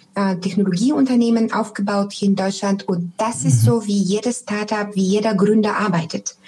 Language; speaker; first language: German; non-native, fluent; Bulgarian